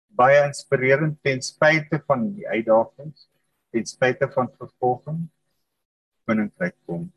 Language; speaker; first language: Afrikaans; native; Afrikaans